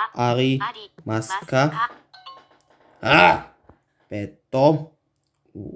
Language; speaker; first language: Japanese; non-native, learner; English